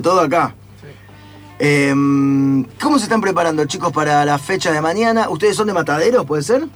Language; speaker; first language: Spanish; native; Spanish